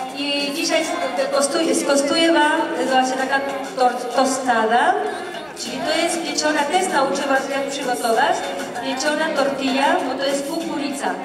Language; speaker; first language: Polish; non-native, learner; Spanish